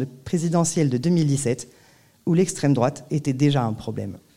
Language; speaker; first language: French; native; French